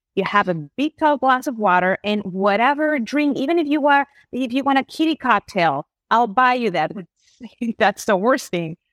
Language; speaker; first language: English; non-native, fluent; Spanish